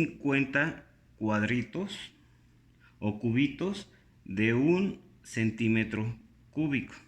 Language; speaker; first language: Spanish; native; Spanish